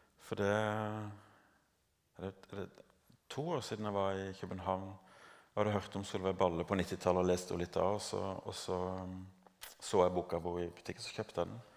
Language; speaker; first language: Norwegian; native; Norwegian